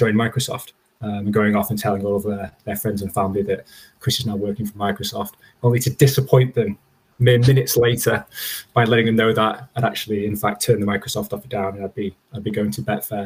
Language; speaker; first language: English; native; English